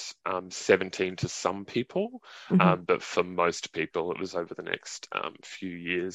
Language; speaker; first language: English; native; English